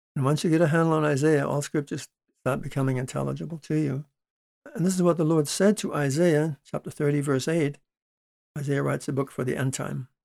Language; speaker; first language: English; early bilingual, other home language; Dutch